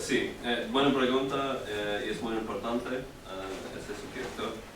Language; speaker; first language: Spanish; non-native, learner; English